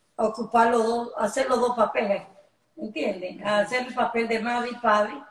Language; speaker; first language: Spanish; native; Spanish